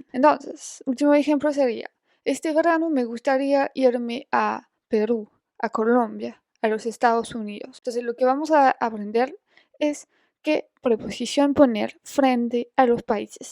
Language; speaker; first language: Spanish; non-native, fluent; French